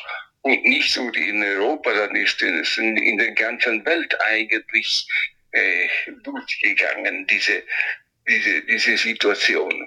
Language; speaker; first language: German; non-native, fluent; Italian